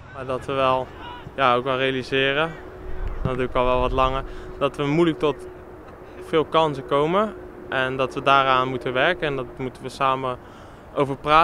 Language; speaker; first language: Dutch; native; Dutch